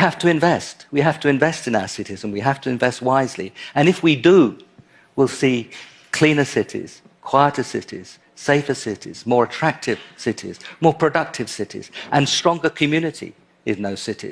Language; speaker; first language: English; native; English